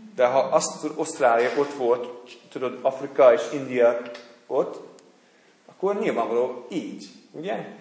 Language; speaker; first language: Hungarian; non-native, fluent; English